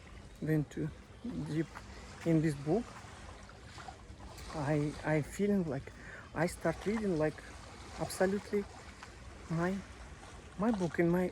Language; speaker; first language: English; non-native, learner; Russian